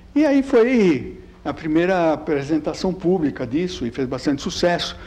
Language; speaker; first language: Portuguese; early bilingual, other home language; Italian